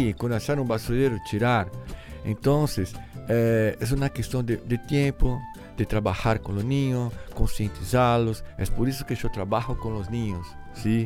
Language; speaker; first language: Spanish; non-native, fluent; Portuguese